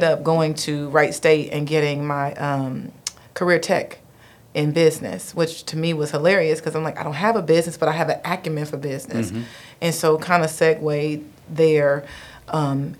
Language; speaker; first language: English; native; English